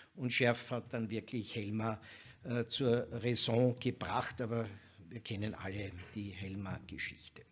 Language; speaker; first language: German; native; German